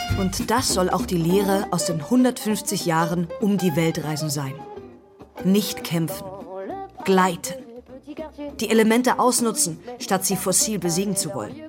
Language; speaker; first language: German; native; German